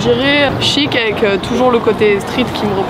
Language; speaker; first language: French; native; French